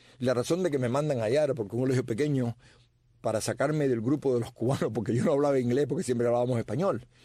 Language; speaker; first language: Spanish; native; Spanish